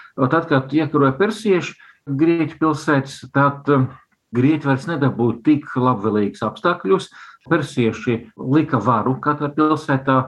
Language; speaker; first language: Latvian; non-native, local second language; Russian